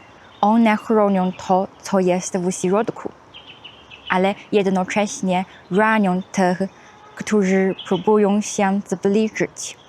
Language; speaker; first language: Polish; non-native, fluent; Chinese